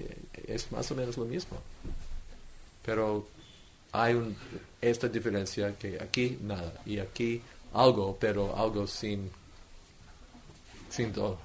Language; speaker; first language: Spanish; non-native, fluent; English